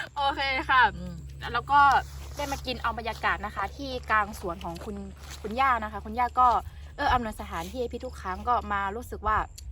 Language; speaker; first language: Thai; non-native, local second language; Western Kayah